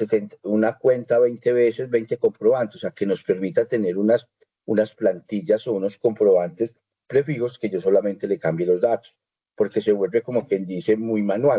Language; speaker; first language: Spanish; native; Spanish